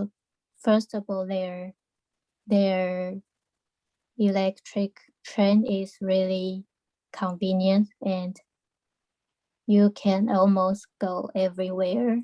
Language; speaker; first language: English; non-native, learner; Chinese